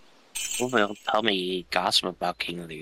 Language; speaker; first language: English; native; English